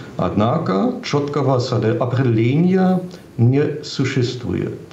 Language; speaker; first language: Russian; non-native, fluent; German